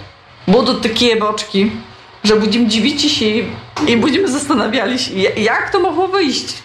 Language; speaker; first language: Polish; non-native, local second language; Ukrainian